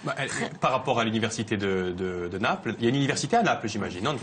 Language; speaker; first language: French; native; French